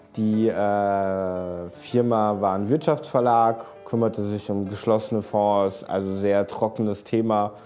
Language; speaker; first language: German; early bilingual, other home language; Czech